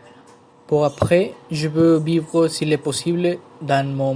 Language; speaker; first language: French; non-native, learner; Spanish